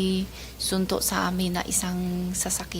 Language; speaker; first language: Filipino; non-native, learner; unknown